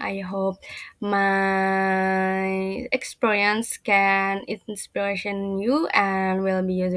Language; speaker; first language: English; non-native, learner; Indonesian